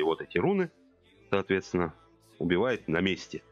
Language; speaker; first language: Russian; native; Russian